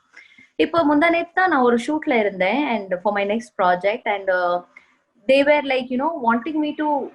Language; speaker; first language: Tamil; non-native, fluent; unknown